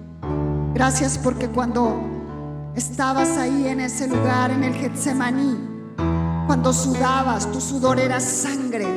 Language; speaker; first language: Spanish; native; Spanish